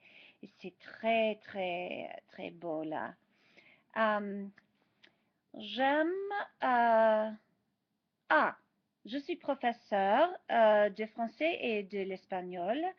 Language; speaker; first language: French; non-native, fluent; English